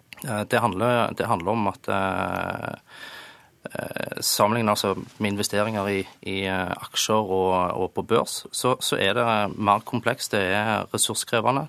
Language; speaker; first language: Norwegian; native; Norwegian